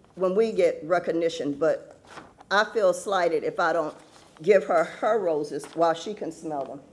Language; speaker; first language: English; native; English